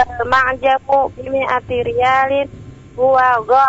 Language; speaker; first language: Arabic; non-native, learner; Indonesian